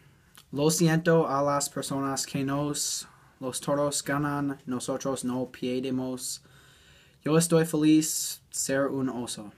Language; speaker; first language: Spanish; non-native, learner; English